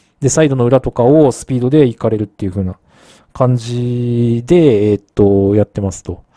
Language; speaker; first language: Japanese; native; Japanese